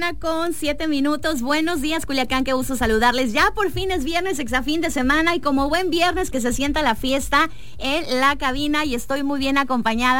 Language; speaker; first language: Spanish; native; Spanish